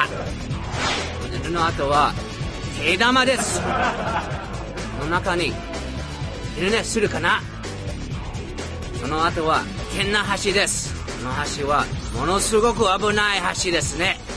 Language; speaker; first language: Japanese; non-native, learner; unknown